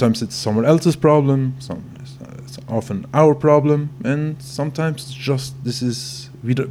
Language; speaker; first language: English; non-native, fluent; Yiddish